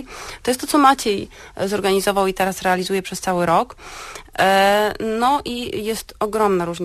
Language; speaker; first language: Polish; native; Polish